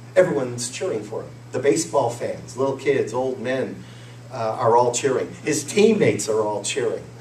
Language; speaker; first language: English; native; English